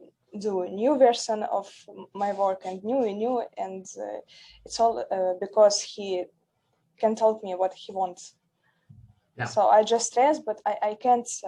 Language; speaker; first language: English; non-native, learner; Russian